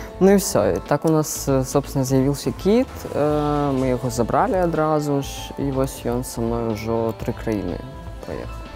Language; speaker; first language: Belarusian; native; Belarusian